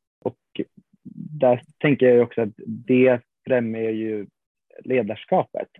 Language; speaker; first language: Swedish; native; Swedish